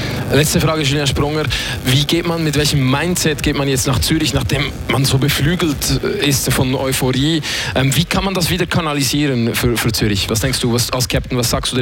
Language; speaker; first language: German; native; German